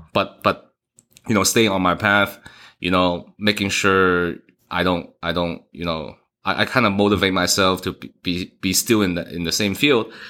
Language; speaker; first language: English; early bilingual, other home language; Cantonese